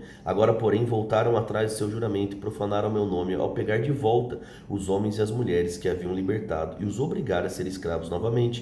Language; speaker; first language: Portuguese; native; Portuguese